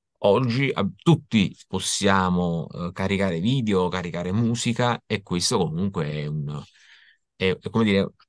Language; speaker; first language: Italian; native; Italian